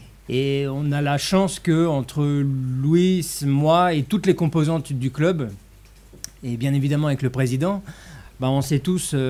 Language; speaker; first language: French; native; French